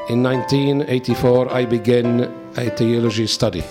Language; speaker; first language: English; non-native, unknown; Arabic